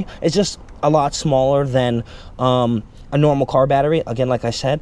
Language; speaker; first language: English; native; English